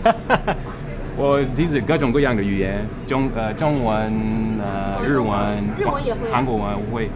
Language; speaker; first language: Chinese; non-native, fluent; English